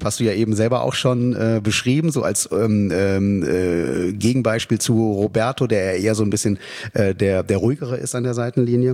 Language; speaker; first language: German; native; German